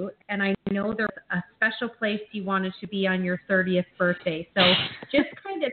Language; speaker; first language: English; native; English